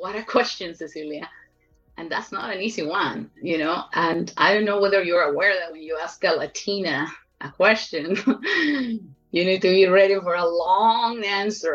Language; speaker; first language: English; non-native, fluent; Spanish